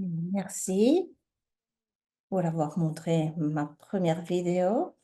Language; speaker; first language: French; native; French